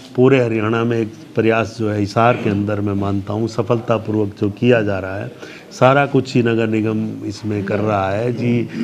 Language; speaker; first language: Hindi; native; Hindi